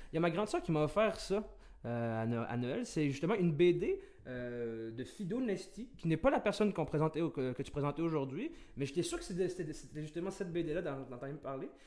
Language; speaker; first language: French; early bilingual, other home language; Arabic